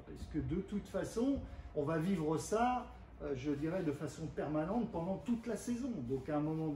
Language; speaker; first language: French; native; French